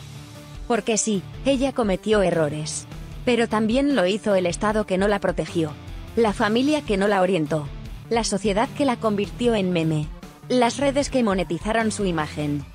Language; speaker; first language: Spanish; native; Spanish